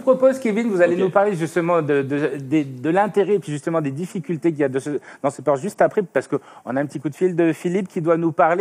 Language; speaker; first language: French; native; French